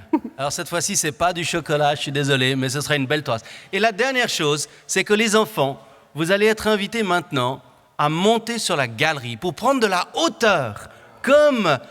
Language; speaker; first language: French; native; French